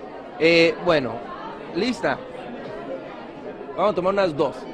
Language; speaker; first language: Spanish; native; Spanish